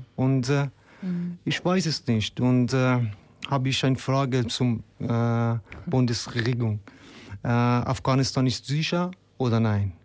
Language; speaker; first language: German; non-native, fluent; Persian